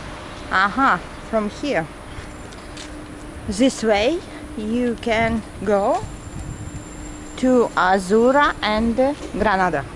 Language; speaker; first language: English; non-native, learner; Russian